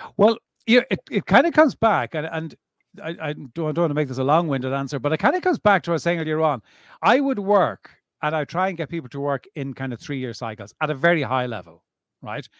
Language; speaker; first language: English; native; English